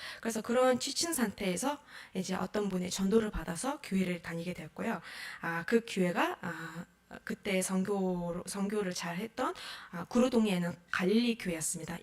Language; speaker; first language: Korean; non-native, fluent; Mongolian